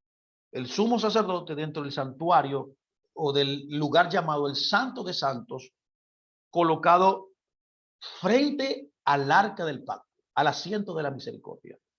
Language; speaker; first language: Spanish; native; Spanish